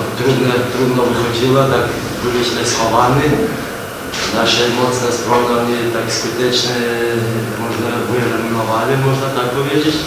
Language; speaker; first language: Polish; non-native, fluent; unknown